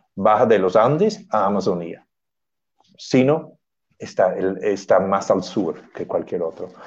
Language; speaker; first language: Spanish; non-native, fluent; English